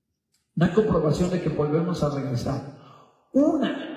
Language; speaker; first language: Spanish; native; Spanish